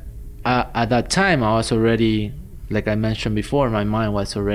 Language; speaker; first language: English; non-native, fluent; Spanish